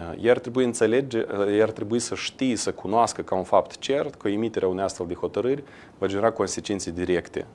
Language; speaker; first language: Romanian; native; Romanian